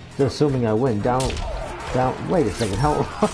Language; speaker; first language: English; native; English